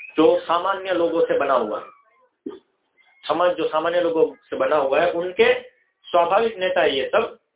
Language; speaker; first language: Hindi; non-native, local second language; Gujarati